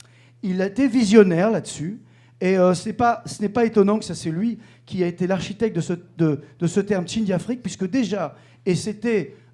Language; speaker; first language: French; native; French